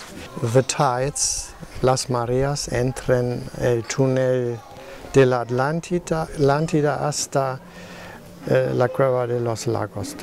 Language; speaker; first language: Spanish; non-native, learner; German